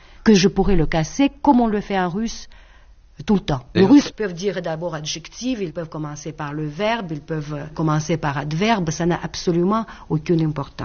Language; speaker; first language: French; non-native, fluent; Russian